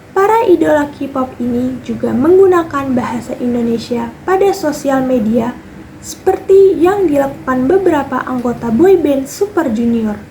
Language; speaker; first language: Indonesian; native; Indonesian